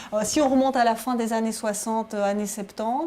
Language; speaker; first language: French; native; French